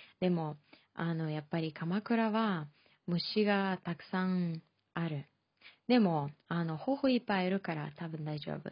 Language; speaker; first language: Japanese; non-native, fluent; Chinese